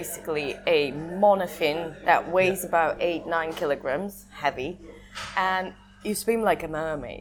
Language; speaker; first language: English; non-native, fluent; Russian